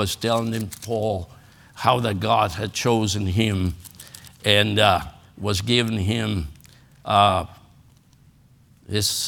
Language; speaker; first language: English; non-native, fluent; Spanish